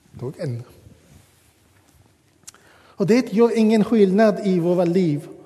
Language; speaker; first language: Swedish; non-native, fluent; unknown